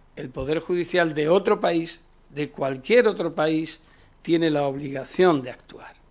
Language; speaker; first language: Spanish; native; Spanish